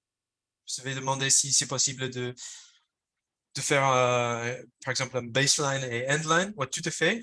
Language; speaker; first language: French; non-native, fluent; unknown